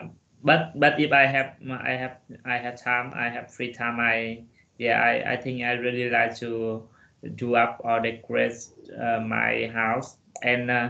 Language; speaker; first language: English; non-native, learner; Vietnamese